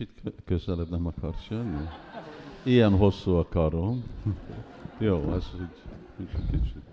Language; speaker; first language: Hungarian; early bilingual, heritage; Hungarian